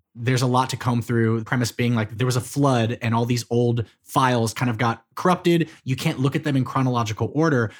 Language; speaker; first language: English; native; English